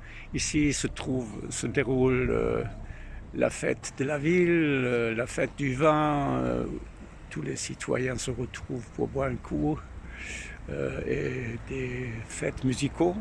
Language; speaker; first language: French; non-native, learner; German